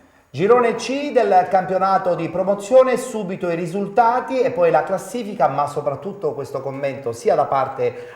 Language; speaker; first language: Italian; native; Italian